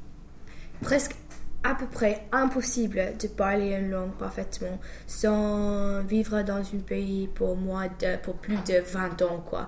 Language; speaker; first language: French; non-native, fluent; English